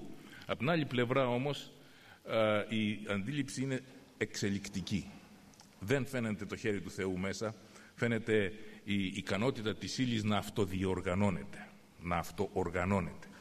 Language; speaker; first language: Greek; native; Greek